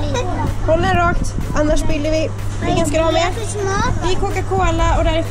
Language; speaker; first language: Swedish; native; Swedish